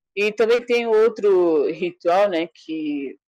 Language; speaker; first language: Portuguese; non-native, local second language; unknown